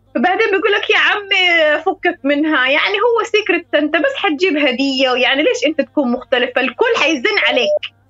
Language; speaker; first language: Arabic; non-native, fluent; Somali